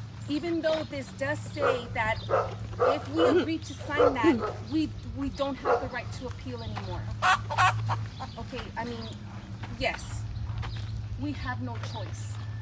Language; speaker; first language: English; early bilingual, other home language; Spanish